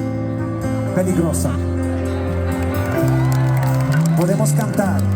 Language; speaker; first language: Spanish; non-native, learner; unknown